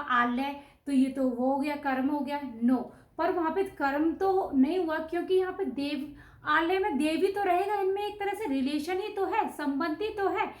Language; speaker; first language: Hindi; native; Hindi